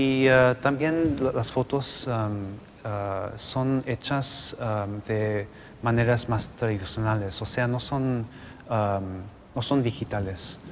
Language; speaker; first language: Spanish; non-native, local second language; English